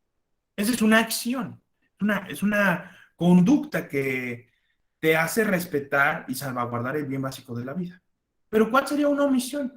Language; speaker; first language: Spanish; native; Spanish